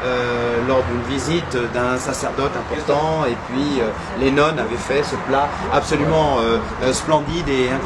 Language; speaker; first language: French; native; French